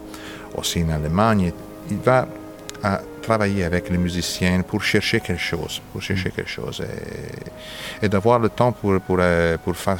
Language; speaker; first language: French; non-native, fluent; Italian